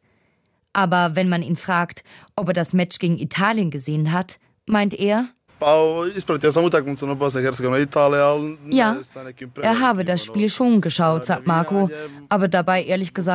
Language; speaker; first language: German; native; German